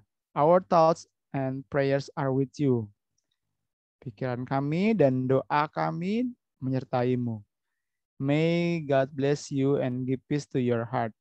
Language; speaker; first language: English; non-native, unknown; Indonesian